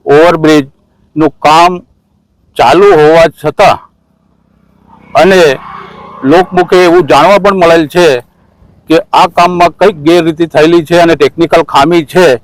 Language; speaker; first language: Gujarati; native; Gujarati